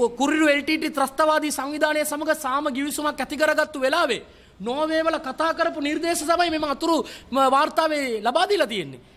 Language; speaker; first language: Sinhala; non-native, local second language; Tamil